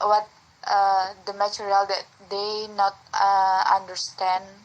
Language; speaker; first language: English; non-native, learner; Indonesian